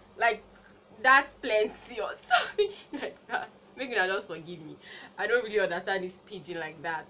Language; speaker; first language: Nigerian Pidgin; non-native, local second language; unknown